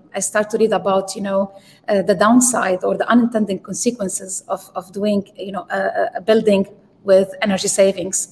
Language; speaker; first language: English; non-native, fluent; Arabic